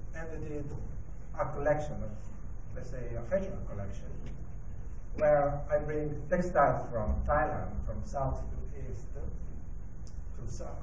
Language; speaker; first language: English; non-native, learner; Italian